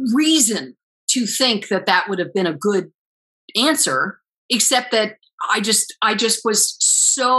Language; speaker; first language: English; native; English